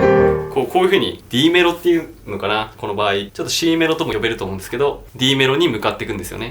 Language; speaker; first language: Japanese; native; Japanese